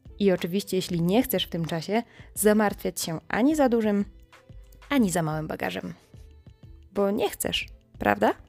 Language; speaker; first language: Polish; native; Polish